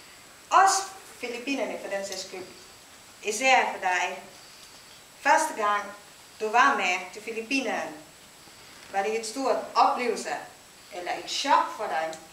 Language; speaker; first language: Danish; non-native, learner; Filipino